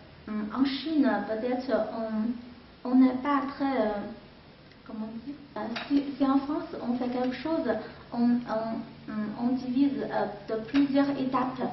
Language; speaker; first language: French; non-native, fluent; Chinese